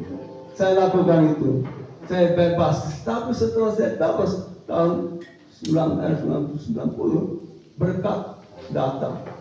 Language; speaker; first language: Indonesian; non-native, fluent; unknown